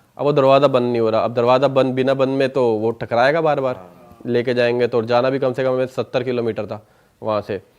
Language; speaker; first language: Hindi; non-native, local second language; Punjabi